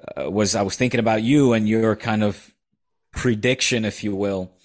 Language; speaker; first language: English; non-native, fluent; Dutch